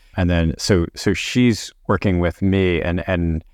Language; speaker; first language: English; native; English